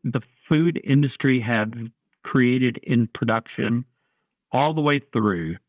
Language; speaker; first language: English; native; English